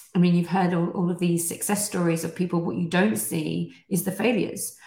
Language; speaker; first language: English; native; English